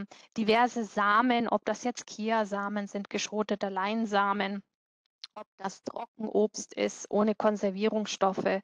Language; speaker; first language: German; native; German